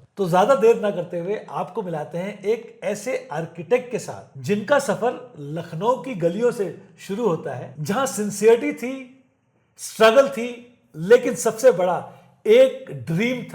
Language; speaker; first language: Hindi; native; Hindi